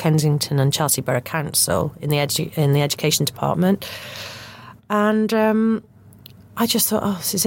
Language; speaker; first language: English; native; English